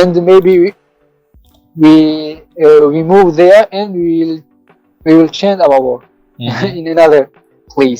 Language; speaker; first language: English; non-native, learner; Tajik